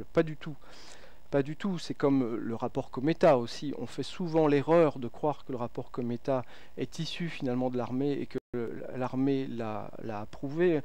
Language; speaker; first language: French; native; French